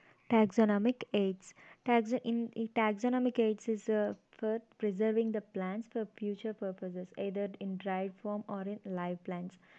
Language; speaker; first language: English; non-native, local second language; Telugu